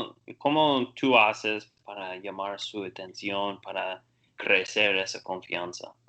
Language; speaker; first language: Spanish; non-native, learner; Portuguese